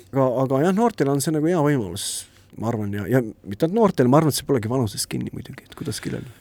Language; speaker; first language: Estonian; native; Estonian